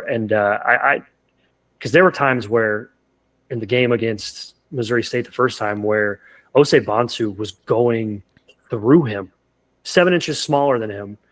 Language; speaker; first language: English; native; English